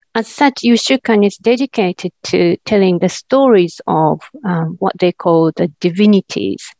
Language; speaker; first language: English; non-native, fluent; Japanese